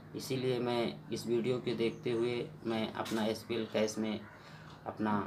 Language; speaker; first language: Hindi; native; Hindi